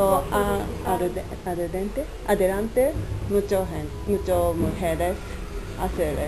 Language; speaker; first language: Spanish; non-native, learner; Japanese